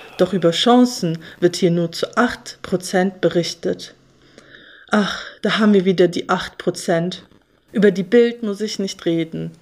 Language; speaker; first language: German; early bilingual, other home language; Turkish